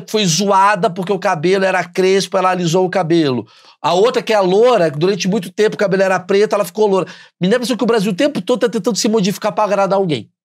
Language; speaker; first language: Portuguese; native; Portuguese